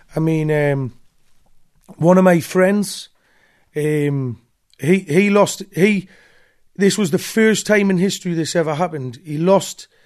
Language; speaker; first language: English; native; English